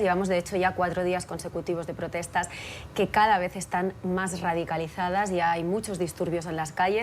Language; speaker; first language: Spanish; native; Spanish